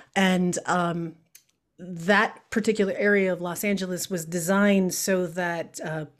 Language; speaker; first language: English; native; English